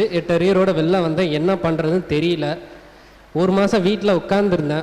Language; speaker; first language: Tamil; native; Tamil